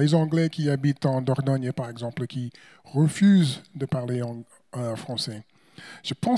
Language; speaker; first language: French; non-native, fluent; English